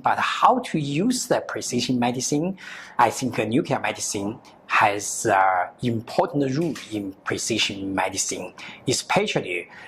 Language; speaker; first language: English; non-native, learner; Chinese